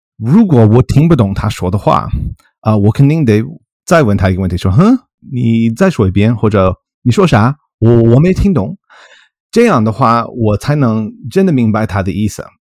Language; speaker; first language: Chinese; non-native, fluent; English